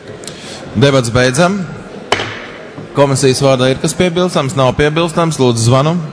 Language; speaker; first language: Latvian; native; Latvian